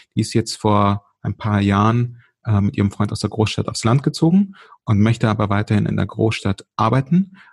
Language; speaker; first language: German; early bilingual, other home language; Russian